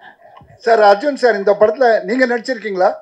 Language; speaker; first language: Tamil; native; Tamil